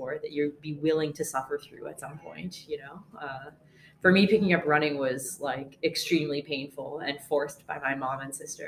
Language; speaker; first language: English; native; English